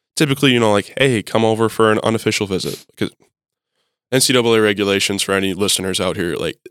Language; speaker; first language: English; native; English